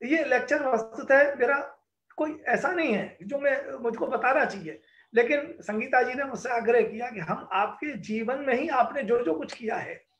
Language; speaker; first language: Hindi; native; Hindi